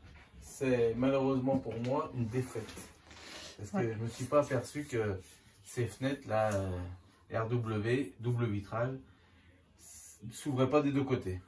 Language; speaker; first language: French; native; French